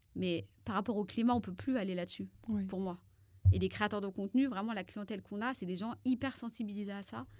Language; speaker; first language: French; native; French